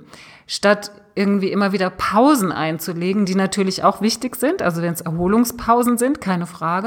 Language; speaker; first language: German; native; German